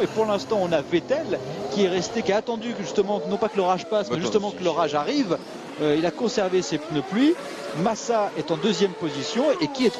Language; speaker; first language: French; native; French